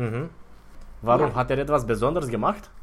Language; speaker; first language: German; non-native, fluent; Romanian